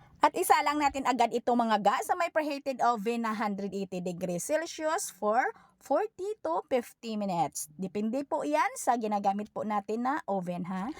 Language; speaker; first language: Filipino; non-native, local second language; Cebuano